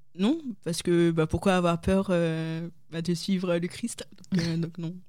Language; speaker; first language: French; native; French